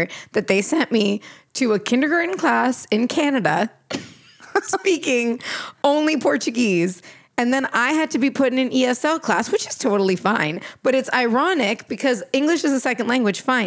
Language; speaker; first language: English; non-native, fluent; Portuguese